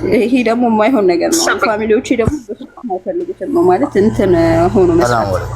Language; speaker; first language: Amharic; native; Amharic